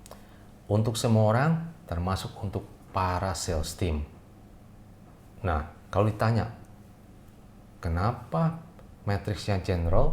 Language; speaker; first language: Indonesian; native; Indonesian